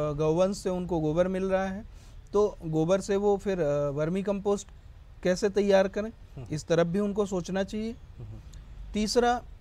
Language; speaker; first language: Hindi; native; Hindi